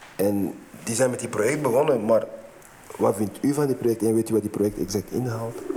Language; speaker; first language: Dutch; non-native, fluent; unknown